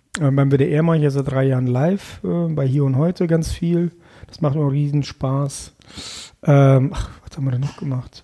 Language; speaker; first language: German; early bilingual, other home language; Russian